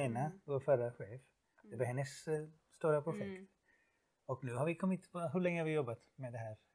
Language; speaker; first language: Swedish; non-native, fluent; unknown